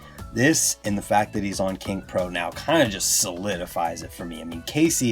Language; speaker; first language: English; native; English